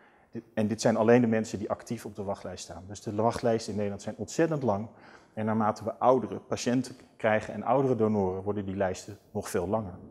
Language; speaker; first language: Dutch; native; Dutch